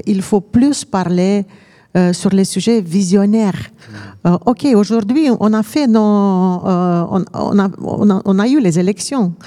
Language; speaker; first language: French; non-native, fluent; Romanian